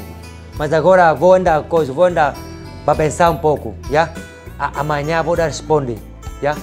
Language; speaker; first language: Portuguese; non-native, learner; Vietnamese